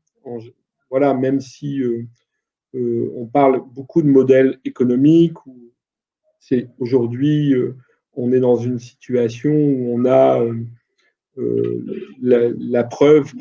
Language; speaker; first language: French; native; French